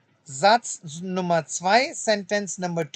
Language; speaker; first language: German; non-native, fluent; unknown